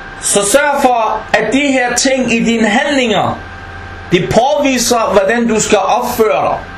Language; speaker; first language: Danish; non-native, fluent; Arabic